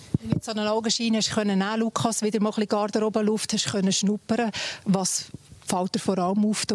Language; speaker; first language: German; native; German